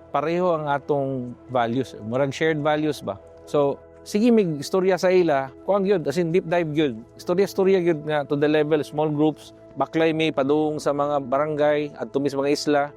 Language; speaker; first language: Cebuano; native; Cebuano